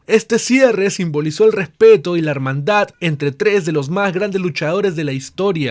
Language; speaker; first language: Spanish; native; Spanish